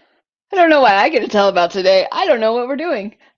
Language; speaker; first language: English; native; English